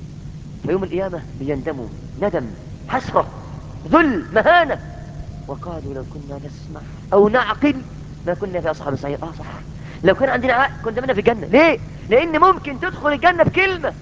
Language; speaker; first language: Arabic; native; Arabic